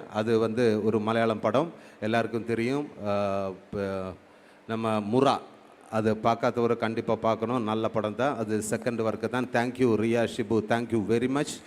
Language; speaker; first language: Tamil; non-native, learner; Malayalam